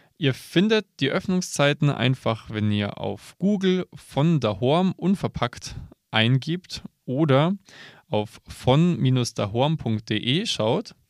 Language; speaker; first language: German; native; German